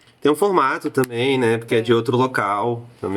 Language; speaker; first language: Portuguese; native; Portuguese